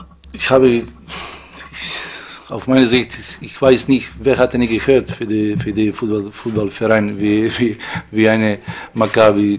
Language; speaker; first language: German; non-native, fluent; Serbian